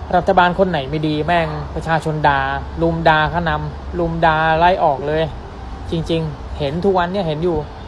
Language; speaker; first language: Thai; non-native, fluent; Khmer